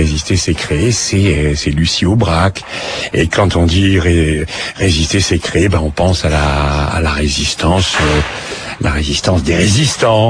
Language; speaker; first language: French; native; French